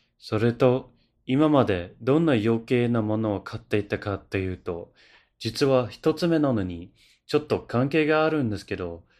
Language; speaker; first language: Japanese; non-native, fluent; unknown